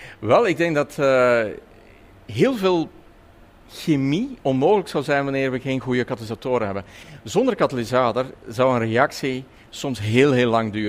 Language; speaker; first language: Dutch; native; Dutch